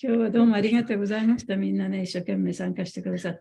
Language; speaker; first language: Japanese; native; Japanese